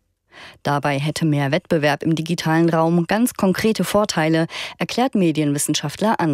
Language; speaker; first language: German; native; German